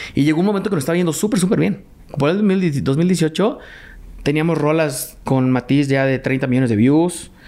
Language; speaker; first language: Spanish; native; Spanish